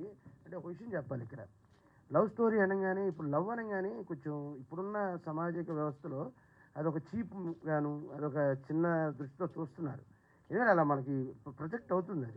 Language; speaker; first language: Telugu; native; Telugu